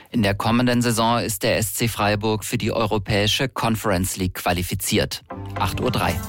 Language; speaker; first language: German; native; German